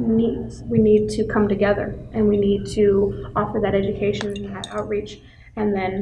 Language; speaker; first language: English; native; English